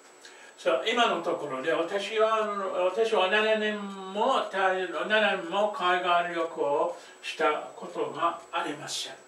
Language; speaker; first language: Japanese; non-native, fluent; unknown